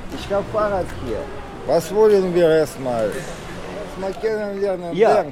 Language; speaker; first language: German; non-native, learner; Russian